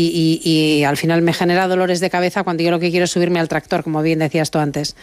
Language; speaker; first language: Spanish; native; Spanish